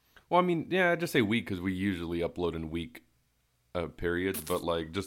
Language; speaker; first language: English; early bilingual, other home language; Spanish